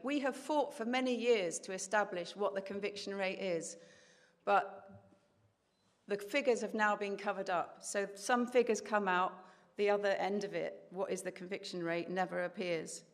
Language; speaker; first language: English; native; English